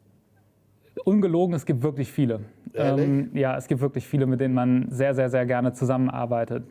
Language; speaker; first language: German; native; German